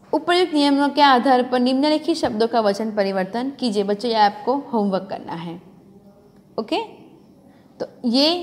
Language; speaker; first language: Hindi; non-native, local second language; Gujarati